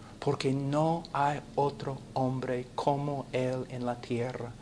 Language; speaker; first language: Spanish; non-native, fluent; English